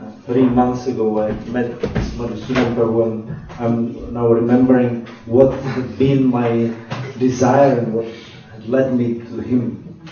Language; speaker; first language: English; non-native, fluent; Czech